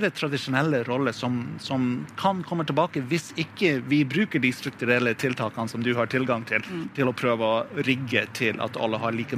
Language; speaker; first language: Norwegian; non-native, fluent; English